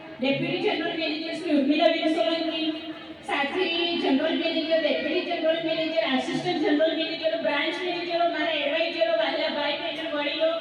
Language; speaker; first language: Gujarati; native; Gujarati